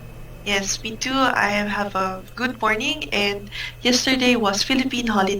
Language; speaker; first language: English; non-native, fluent; Filipino